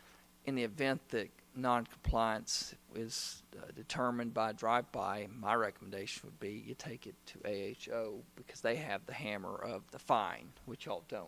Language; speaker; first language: English; native; English